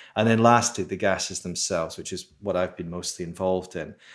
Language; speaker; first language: English; native; English